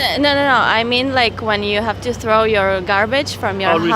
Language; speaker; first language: English; non-native, fluent; Hebrew